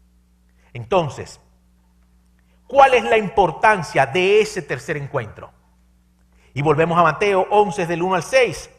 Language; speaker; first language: Spanish; native; Spanish